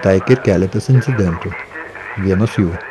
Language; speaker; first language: Lithuanian; native; Lithuanian